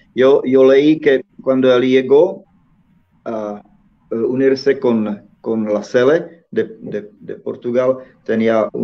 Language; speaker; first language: Spanish; non-native, fluent; Czech